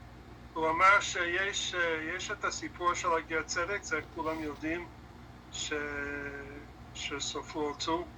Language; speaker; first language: Hebrew; non-native, fluent; English